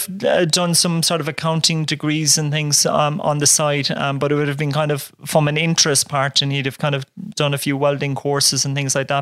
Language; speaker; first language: English; native; English